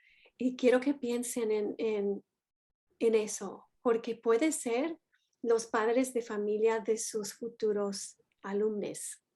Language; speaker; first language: Spanish; non-native, fluent; English